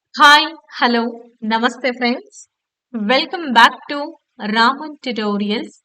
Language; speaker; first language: English; non-native, local second language; Kannada